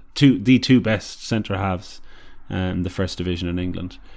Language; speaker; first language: English; native; English